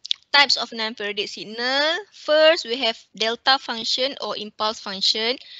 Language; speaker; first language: English; non-native, local second language; Malay